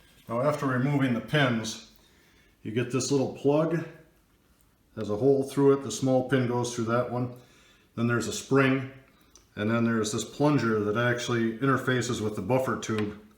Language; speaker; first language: English; native; English